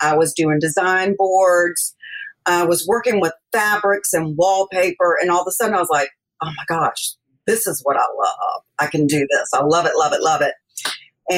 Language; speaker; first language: English; native; English